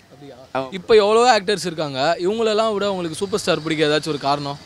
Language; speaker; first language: Tamil; native; Tamil